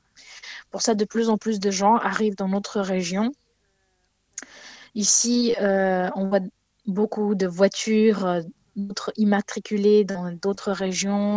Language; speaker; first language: French; non-native, fluent; Ukrainian